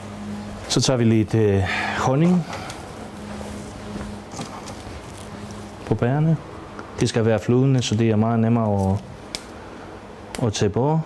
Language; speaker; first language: Danish; non-native, fluent; Greek